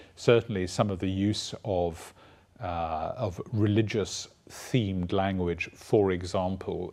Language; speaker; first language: English; native; English